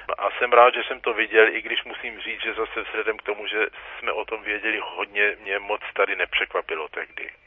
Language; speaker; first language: Czech; early bilingual, heritage; Czech